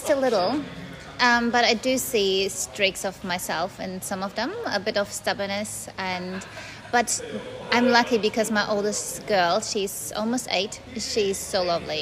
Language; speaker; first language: English; non-native, fluent; German